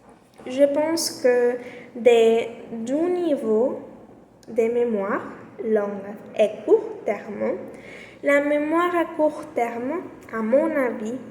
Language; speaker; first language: French; non-native, learner; Spanish